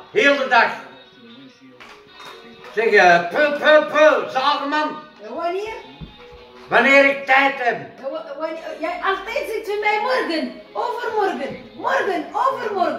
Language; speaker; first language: Dutch; non-native, learner; Arabic